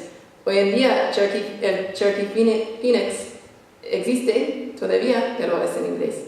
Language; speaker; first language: Spanish; non-native, fluent; English